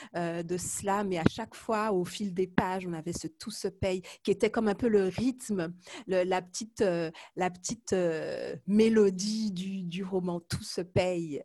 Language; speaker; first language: French; native; French